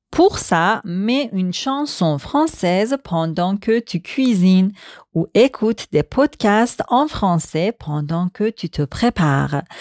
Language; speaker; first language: French; non-native, fluent; Persian